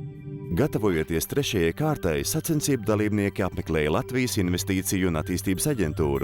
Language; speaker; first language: Latvian; native; Latvian